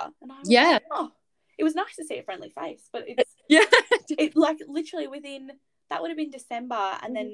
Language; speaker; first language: English; native; English